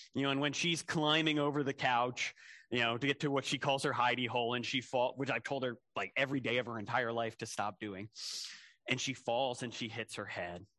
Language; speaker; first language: English; native; English